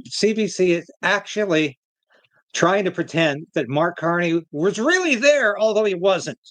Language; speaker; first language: English; native; English